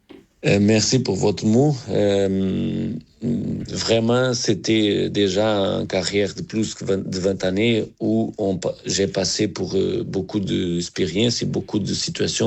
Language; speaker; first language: French; non-native, learner; Portuguese